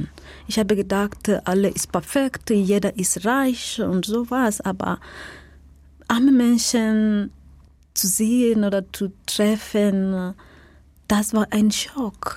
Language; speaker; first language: German; non-native, learner; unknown